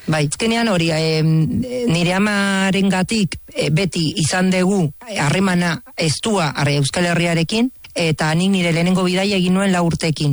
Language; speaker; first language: Basque; non-native, fluent; Spanish